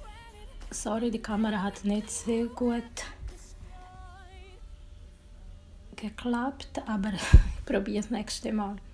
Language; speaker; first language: German; non-native, learner; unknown